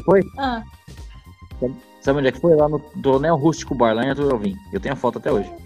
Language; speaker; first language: Portuguese; native; Portuguese